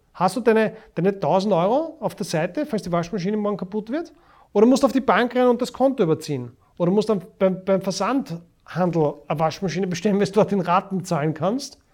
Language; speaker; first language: German; native; German